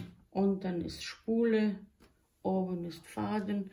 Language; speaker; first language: German; non-native, local second language; Bosnian